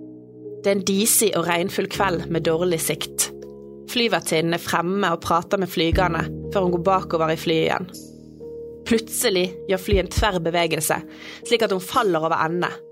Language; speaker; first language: Norwegian; native; Norwegian